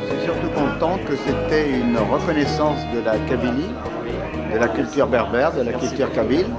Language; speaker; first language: French; non-native, local second language; Kabyle